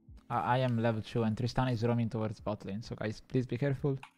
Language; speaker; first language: English; non-native, fluent; Italian